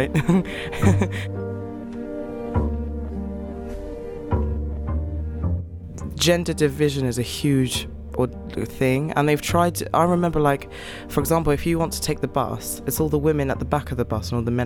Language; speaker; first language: English; native; English